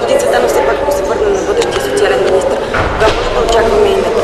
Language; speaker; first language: Bulgarian; native; Bulgarian